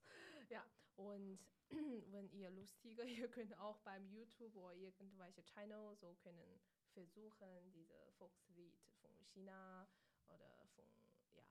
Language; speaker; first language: German; non-native, learner; Chinese